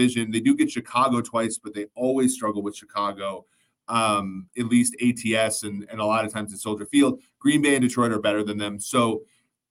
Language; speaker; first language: English; native; English